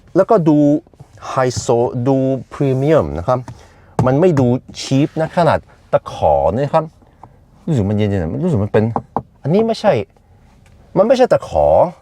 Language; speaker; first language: Thai; non-native, fluent; Norwegian